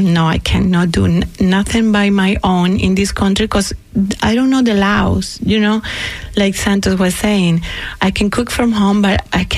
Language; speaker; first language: English; non-native, learner; Spanish